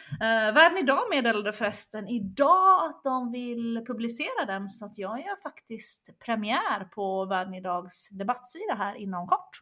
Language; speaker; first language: Swedish; native; Swedish